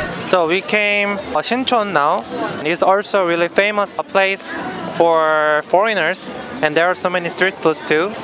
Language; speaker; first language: English; non-native, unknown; Korean